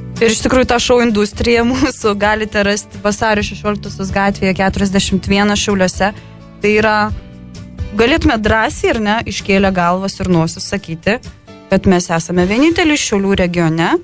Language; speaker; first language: Lithuanian; native; Lithuanian